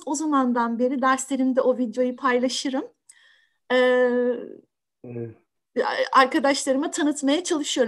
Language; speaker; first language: Turkish; native; Turkish